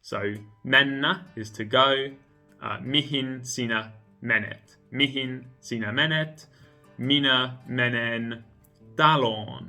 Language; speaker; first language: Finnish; non-native, learner; English